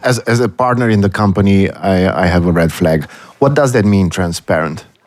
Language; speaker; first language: English; non-native, fluent; Romanian